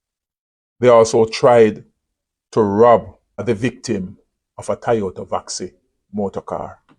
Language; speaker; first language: English; native; English